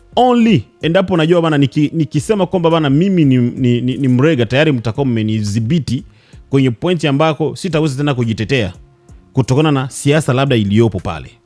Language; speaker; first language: Swahili; non-native, local second language; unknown